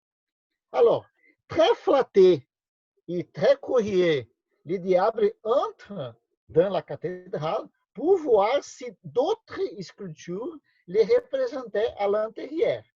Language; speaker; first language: French; non-native, learner; Portuguese